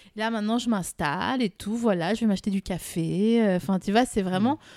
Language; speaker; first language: French; native; French